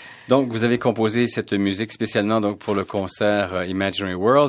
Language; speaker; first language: French; native; French